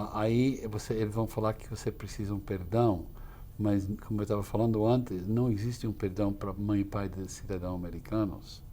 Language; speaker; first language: Portuguese; non-native, fluent; English